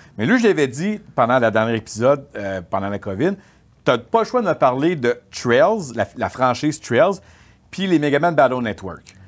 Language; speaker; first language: French; native; French